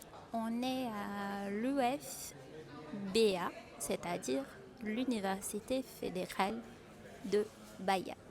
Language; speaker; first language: French; non-native, fluent; Portuguese